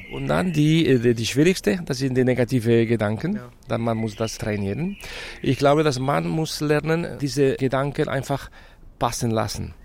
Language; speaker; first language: German; non-native, fluent; Spanish